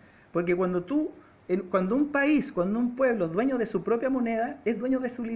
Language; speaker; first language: Spanish; native; Spanish